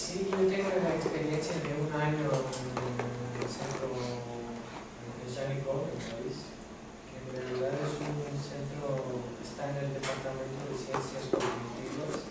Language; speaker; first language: Spanish; non-native, fluent; Greek